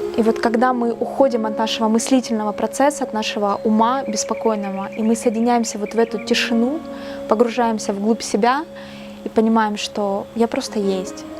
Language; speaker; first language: Russian; native; Russian